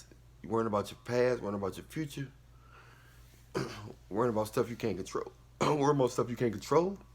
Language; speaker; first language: English; native; English